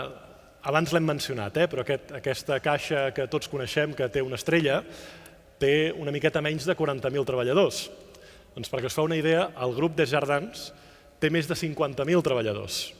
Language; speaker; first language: Catalan; native; Catalan